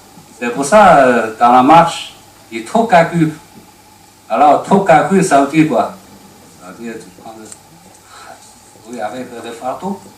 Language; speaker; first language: French; non-native, learner; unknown